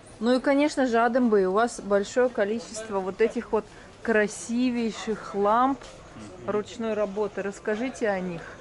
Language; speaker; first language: Russian; native; Russian